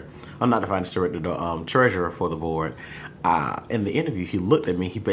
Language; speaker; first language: English; native; English